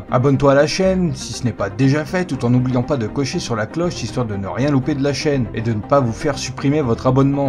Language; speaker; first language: French; native; French